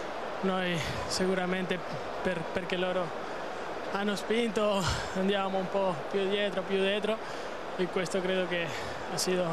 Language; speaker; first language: Italian; non-native, fluent; Spanish